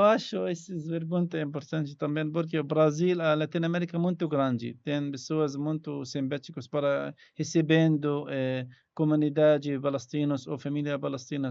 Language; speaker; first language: Portuguese; non-native, learner; Arabic